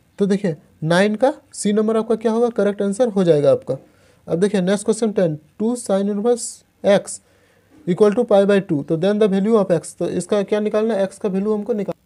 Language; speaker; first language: Hindi; native; Hindi